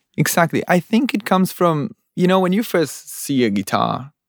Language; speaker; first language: English; non-native, fluent; Spanish